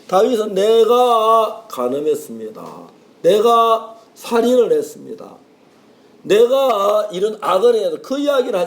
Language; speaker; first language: Korean; native; Korean